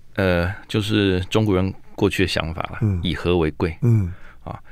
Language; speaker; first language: Chinese; native; Chinese